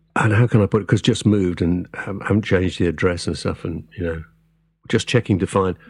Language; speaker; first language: English; native; English